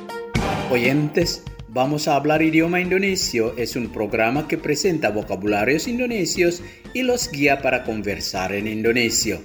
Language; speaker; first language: Spanish; non-native, fluent; Indonesian